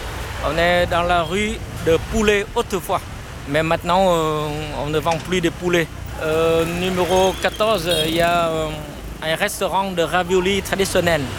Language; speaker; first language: French; non-native, fluent; Vietnamese